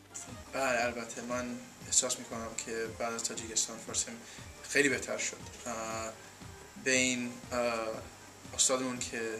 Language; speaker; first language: Persian; non-native, fluent; English